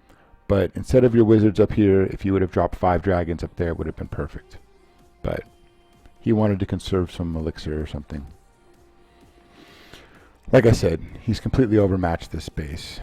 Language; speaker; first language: English; native; English